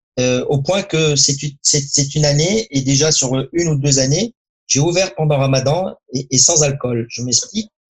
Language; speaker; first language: French; non-native, local second language; Arabic